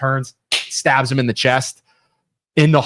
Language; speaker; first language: English; native; English